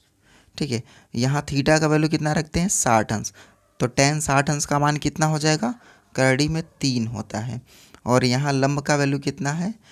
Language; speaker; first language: Hindi; native; Hindi